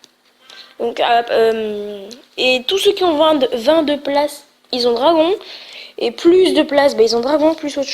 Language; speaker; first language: French; native; French